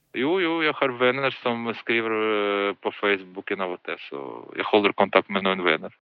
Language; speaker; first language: Norwegian; non-native, fluent; Ukrainian